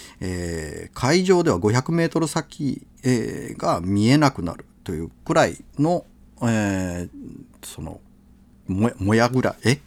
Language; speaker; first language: Japanese; native; Japanese